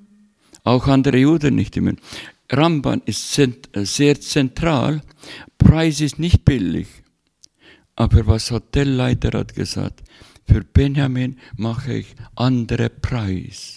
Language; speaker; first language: German; non-native, fluent; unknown